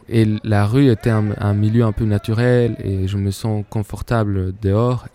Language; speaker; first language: French; non-native, fluent; Spanish